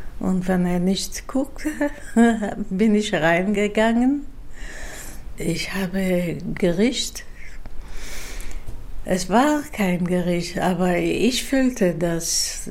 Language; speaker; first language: German; non-native, fluent; Dutch